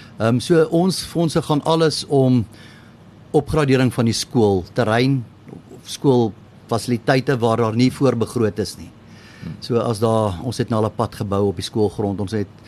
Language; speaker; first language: Afrikaans; native; Afrikaans